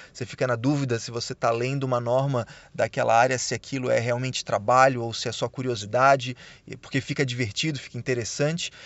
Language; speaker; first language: Portuguese; native; Portuguese